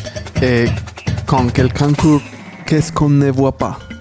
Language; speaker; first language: French; non-native, fluent; Spanish